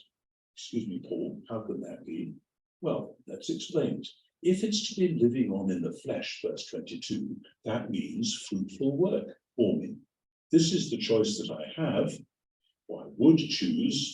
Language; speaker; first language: English; native; English